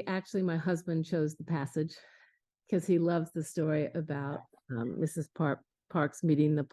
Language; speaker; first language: English; native; English